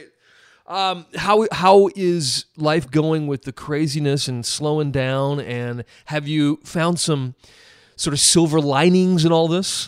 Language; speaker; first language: English; native; English